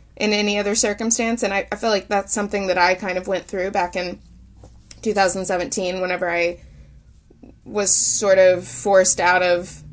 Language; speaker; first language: English; native; English